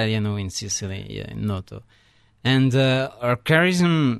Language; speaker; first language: English; non-native, fluent; French